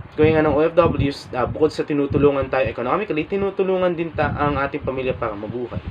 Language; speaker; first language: Filipino; native; Filipino